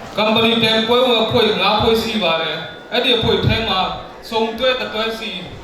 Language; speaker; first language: Burmese; non-native, local second language; Tedim Chin